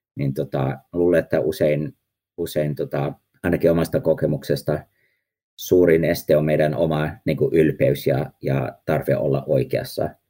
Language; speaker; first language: Finnish; early bilingual, heritage; Finnish